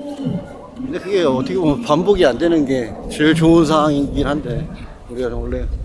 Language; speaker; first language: Korean; native; Korean